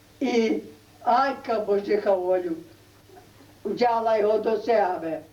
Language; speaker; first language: Ukrainian; native; Ukrainian